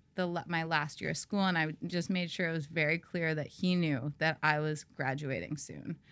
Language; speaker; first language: English; native; English